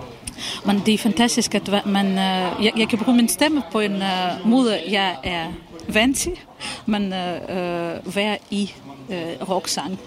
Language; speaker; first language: Danish; non-native, fluent; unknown